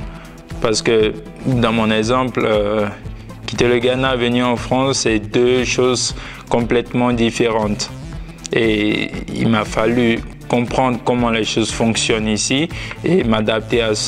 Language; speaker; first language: French; non-native, fluent; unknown